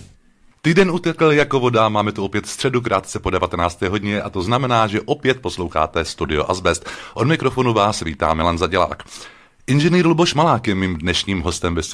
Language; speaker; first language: Czech; native; Czech